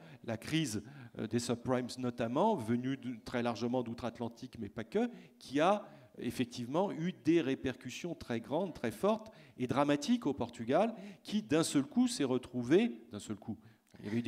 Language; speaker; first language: French; native; French